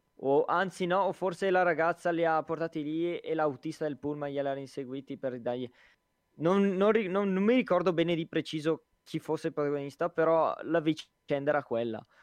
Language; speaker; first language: Italian; native; Italian